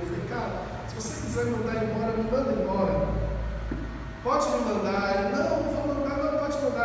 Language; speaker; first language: Portuguese; native; Portuguese